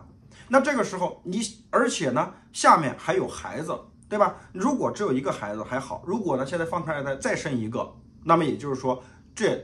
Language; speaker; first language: Chinese; native; Chinese